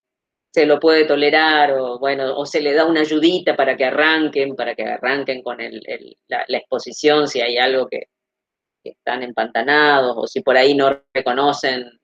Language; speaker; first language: Spanish; native; Spanish